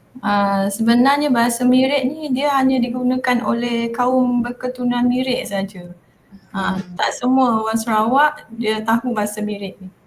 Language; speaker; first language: Malay; non-native, local second language; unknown